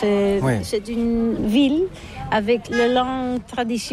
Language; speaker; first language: French; non-native, learner; Catalan